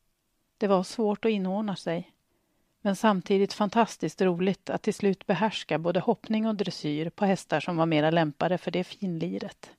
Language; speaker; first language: Swedish; native; Swedish